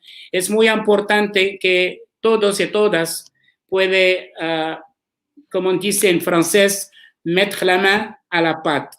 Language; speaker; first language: Spanish; non-native, learner; Arabic